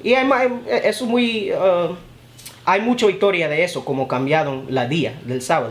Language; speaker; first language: Spanish; early bilingual, heritage; Spanish